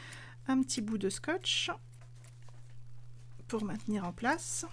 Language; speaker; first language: French; native; French